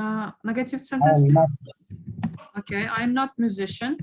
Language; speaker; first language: English; non-native, fluent; Kyrgyz